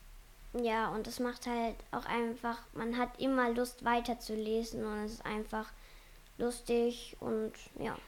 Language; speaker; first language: German; native; German